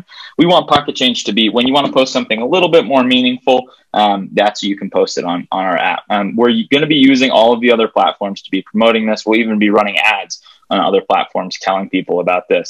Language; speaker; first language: English; native; English